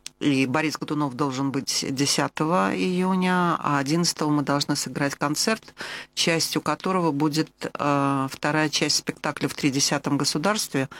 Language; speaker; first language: Russian; native; Russian